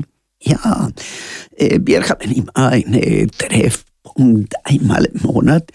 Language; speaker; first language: German; non-native, learner; Spanish